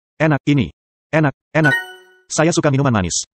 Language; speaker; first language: Indonesian; non-native, learner; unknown